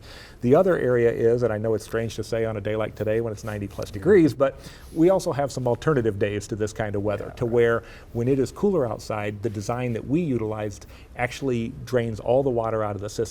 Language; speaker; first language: English; native; English